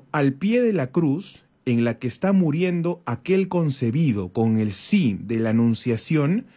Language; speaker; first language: Spanish; native; Spanish